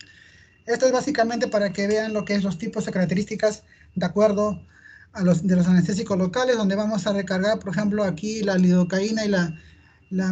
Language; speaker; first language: Spanish; native; Spanish